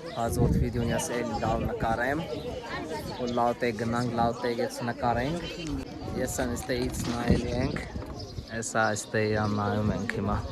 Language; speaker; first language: Armenian; non-native, learner; Hindi